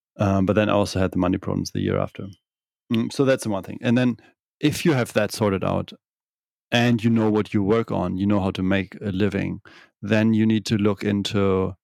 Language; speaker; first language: English; non-native, fluent; German